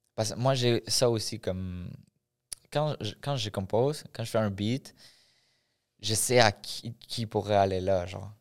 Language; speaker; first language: French; early bilingual, other home language; Spanish